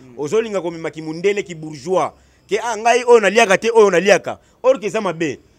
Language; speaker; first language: Lingala; non-native, local second language; Kongo